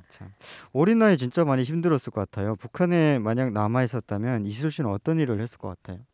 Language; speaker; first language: Korean; native; Korean